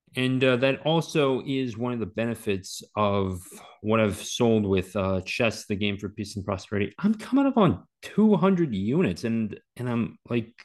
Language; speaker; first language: English; native; English